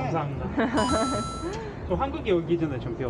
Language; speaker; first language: Korean; non-native, fluent; Russian